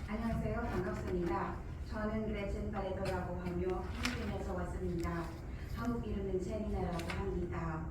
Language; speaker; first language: Korean; non-native, learner; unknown